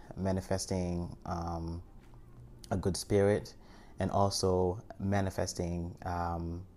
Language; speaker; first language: English; early bilingual, other home language; Haitian Creole